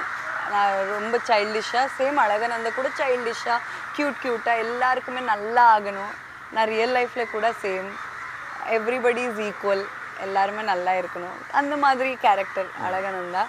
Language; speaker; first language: Tamil; non-native, fluent; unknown